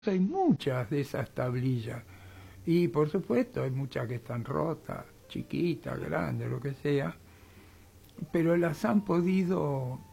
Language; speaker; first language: Spanish; native; Spanish